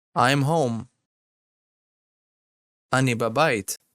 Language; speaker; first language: Hebrew; non-native, fluent; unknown